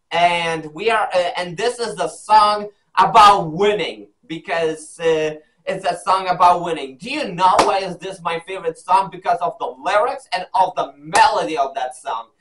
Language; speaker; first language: English; non-native, learner; Polish